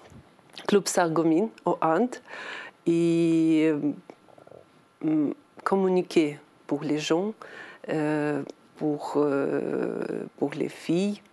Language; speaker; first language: French; non-native, learner; Ukrainian